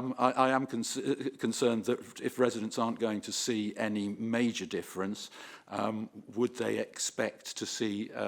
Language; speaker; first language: English; native; English